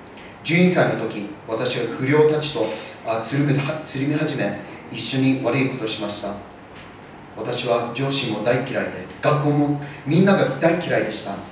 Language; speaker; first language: Japanese; early bilingual, other home language; English